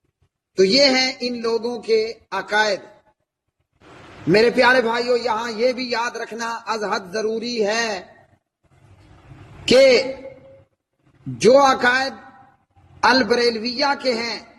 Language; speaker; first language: Urdu; native; Urdu